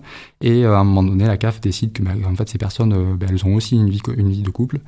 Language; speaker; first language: French; native; French